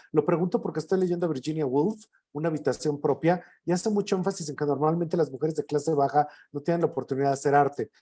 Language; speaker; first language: Spanish; native; Spanish